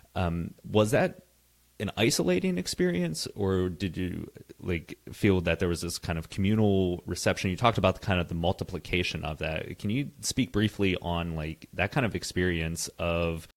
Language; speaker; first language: English; native; English